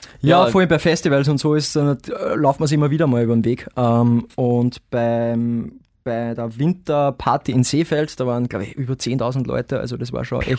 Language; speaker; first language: German; native; German